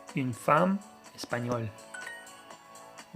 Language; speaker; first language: French; non-native, learner; English